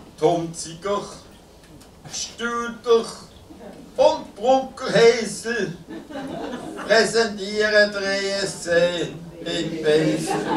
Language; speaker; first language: German; native; German